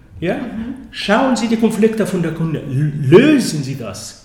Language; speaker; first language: German; non-native, fluent; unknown